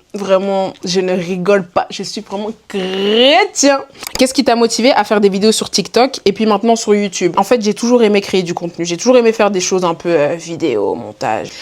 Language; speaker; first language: French; native; French